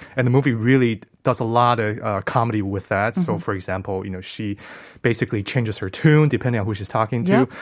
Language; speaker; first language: English; non-native, fluent; Chinese